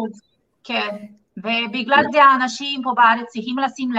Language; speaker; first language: Hebrew; non-native, fluent; Portuguese